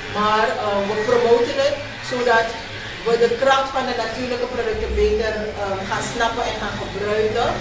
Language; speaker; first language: Dutch; native; Dutch